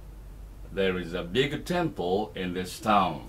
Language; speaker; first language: English; non-native, fluent; Japanese